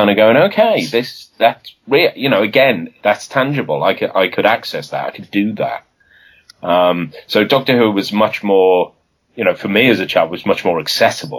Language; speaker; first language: English; native; English